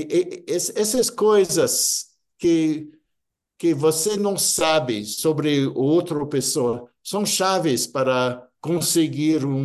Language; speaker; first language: Portuguese; non-native, fluent; English